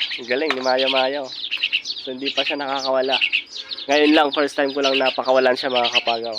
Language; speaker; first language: Filipino; native; Filipino